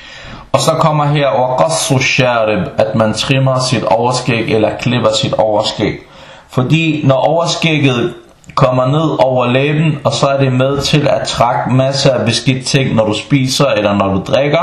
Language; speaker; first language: Danish; non-native, fluent; Arabic